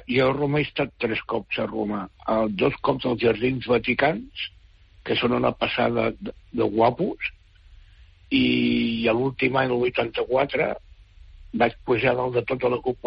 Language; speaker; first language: Catalan; native; Catalan